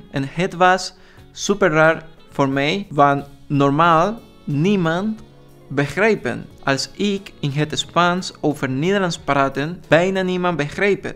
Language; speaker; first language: Dutch; non-native, learner; Spanish